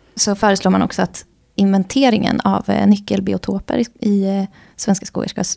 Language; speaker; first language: Swedish; native; Swedish